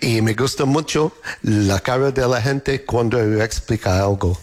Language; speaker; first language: Spanish; non-native, learner; English